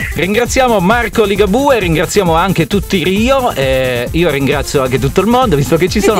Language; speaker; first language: Italian; native; Italian